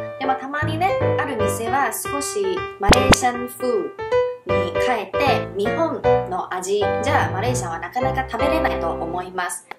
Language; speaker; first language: Japanese; non-native, fluent; Chinese